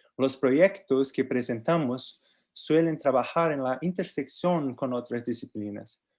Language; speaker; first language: Spanish; non-native, learner; Portuguese